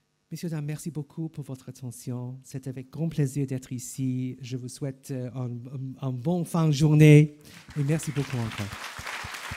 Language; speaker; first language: French; non-native, learner; English